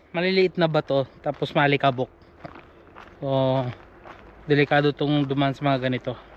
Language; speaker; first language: Filipino; non-native, local second language; Iloko